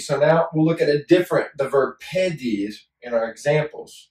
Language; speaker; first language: English; native; English